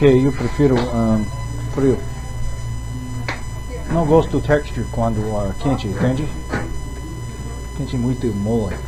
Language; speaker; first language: Portuguese; non-native, learner; English